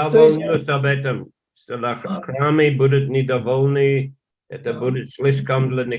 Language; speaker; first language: Russian; non-native, learner; English